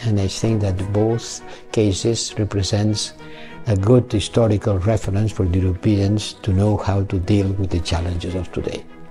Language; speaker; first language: English; non-native, fluent; Catalan